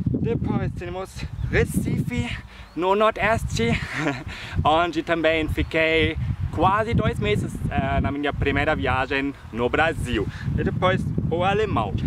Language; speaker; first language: Portuguese; non-native, fluent; German